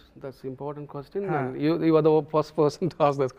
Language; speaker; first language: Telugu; non-native, local second language; Tamil